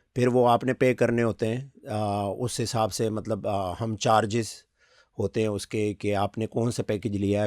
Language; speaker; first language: Urdu; non-native, local second language; Pashto